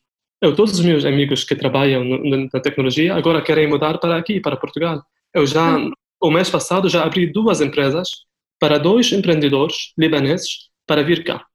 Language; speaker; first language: Portuguese; non-native, fluent; Arabic